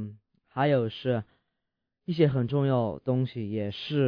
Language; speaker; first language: Chinese; early bilingual, heritage; English